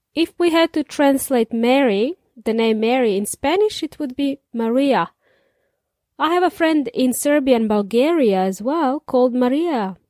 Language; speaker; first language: English; non-native, fluent; Serbian